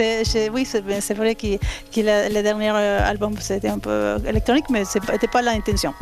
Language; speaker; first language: French; non-native, learner; Spanish